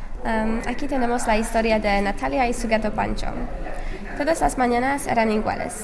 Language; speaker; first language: Spanish; non-native, fluent; English